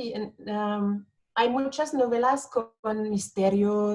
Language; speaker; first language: Spanish; non-native, fluent; French